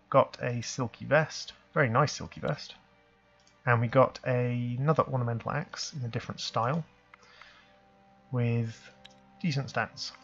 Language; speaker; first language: English; native; English